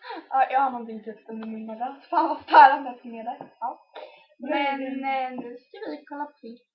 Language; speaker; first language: Swedish; native; Swedish